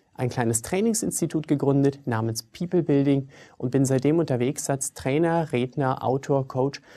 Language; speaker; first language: German; early bilingual, other home language; English